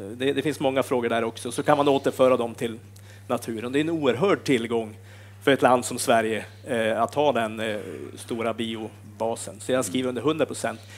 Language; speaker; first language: Swedish; native; Swedish